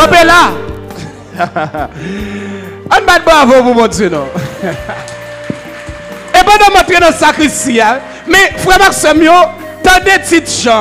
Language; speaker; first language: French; non-native, local second language; Haitian Creole